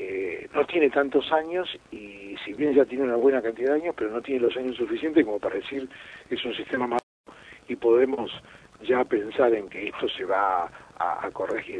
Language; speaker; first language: Spanish; native; Spanish